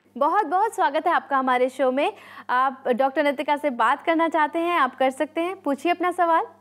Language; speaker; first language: Hindi; native; Hindi